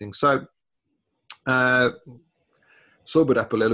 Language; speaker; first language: English; non-native, fluent; Czech